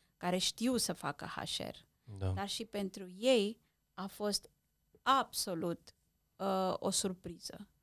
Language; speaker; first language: Romanian; non-native, local second language; Hungarian